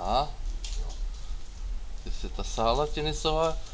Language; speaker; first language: Russian; early bilingual, heritage; Russian